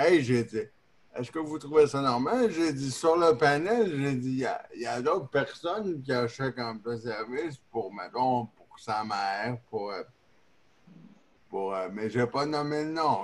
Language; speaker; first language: French; native; French